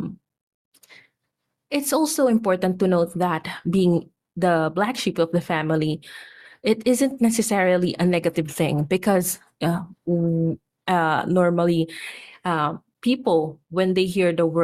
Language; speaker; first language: English; non-native, local second language; Filipino